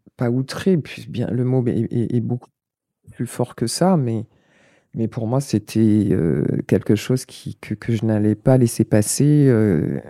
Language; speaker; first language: French; native; French